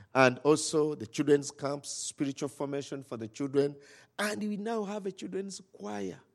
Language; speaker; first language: English; non-native, local second language; Ganda